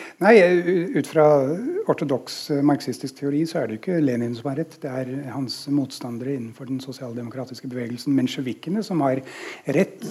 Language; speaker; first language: Norwegian; non-native, fluent; English